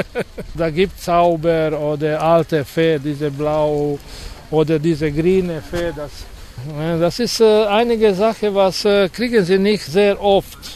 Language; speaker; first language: German; non-native, learner; Croatian